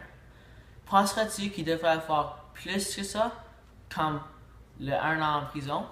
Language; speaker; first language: French; native; French